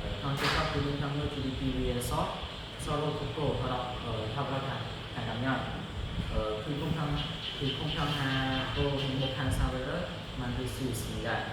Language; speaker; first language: Korean; non-native, learner; Khmer